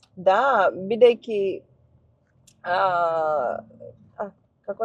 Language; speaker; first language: Macedonian; non-native, learner; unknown